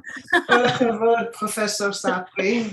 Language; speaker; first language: Hebrew; non-native, learner; English